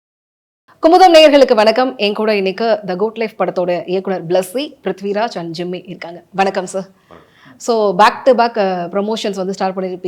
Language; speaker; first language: Tamil; native; Tamil